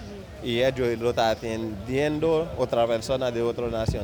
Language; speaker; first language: Spanish; non-native, learner; Haitian Creole